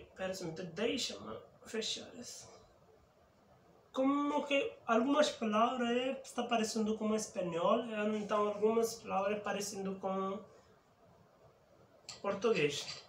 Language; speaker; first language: Portuguese; non-native, learner; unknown